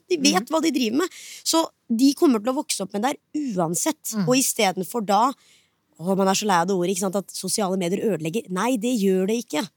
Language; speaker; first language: Norwegian; early bilingual, other home language; Hindi